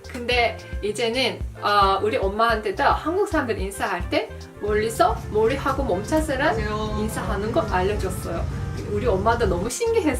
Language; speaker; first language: Korean; non-native, fluent; Azerbaijani